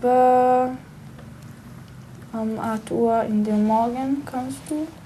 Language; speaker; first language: German; non-native, learner; Portuguese